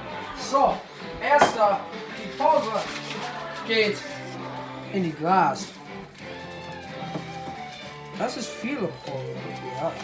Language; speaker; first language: German; non-native, learner; English